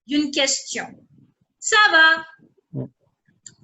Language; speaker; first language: French; non-native, fluent; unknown